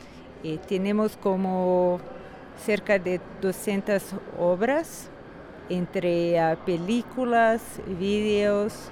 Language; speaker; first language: Spanish; non-native, fluent; Portuguese